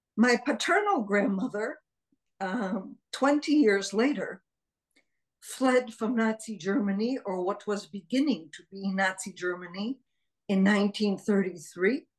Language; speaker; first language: English; early bilingual, other home language; Hebrew